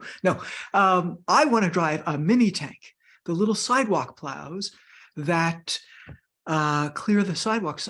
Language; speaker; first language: English; native; English